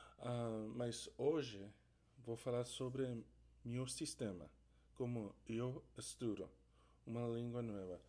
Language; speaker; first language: Portuguese; non-native, learner; English